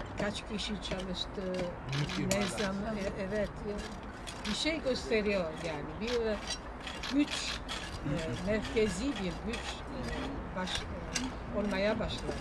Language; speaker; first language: Turkish; non-native, fluent; Italian